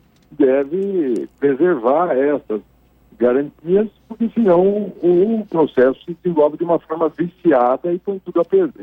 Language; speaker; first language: Portuguese; native; Portuguese